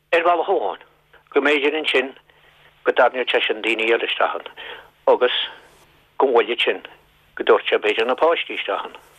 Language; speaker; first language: Irish; native; Irish